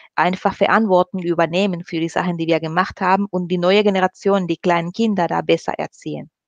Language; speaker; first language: German; non-native, fluent; Spanish